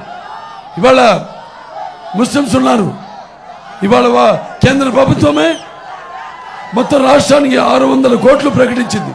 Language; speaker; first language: Telugu; native; Telugu